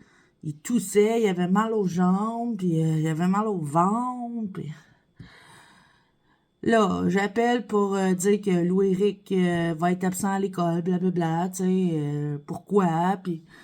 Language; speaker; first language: French; native; French